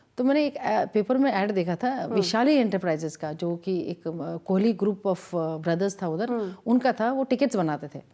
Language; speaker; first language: Hindi; non-native, local second language; Kashmiri